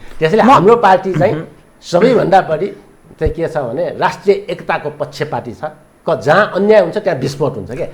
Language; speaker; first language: Nepali; non-native, local second language; Newari